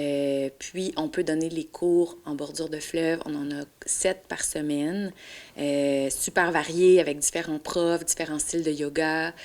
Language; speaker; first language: French; native; French